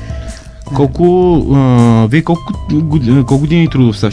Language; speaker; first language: Bulgarian; native; Bulgarian